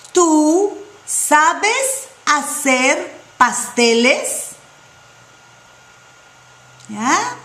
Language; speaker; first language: Spanish; non-native, fluent; English